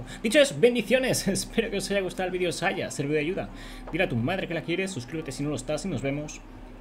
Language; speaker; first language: Spanish; native; Spanish